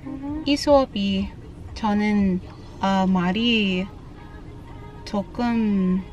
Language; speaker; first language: Korean; non-native, learner; English